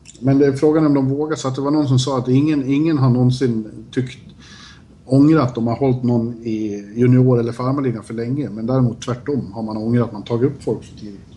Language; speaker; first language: Swedish; native; Swedish